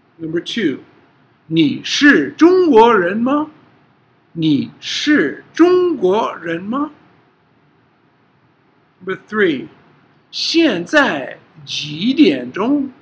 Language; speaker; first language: Chinese; non-native, fluent; English